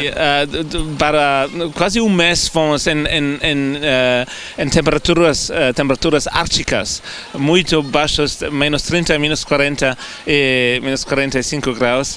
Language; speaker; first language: Portuguese; non-native, fluent; German